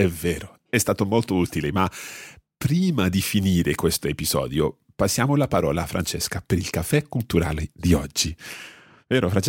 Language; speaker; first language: Italian; non-native, learner; English